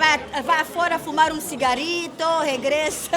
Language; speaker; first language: Spanish; non-native, learner; Portuguese